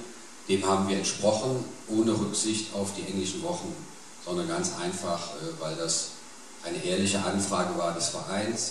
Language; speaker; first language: German; native; German